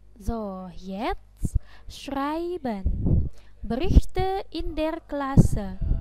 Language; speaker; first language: German; non-native, fluent; Indonesian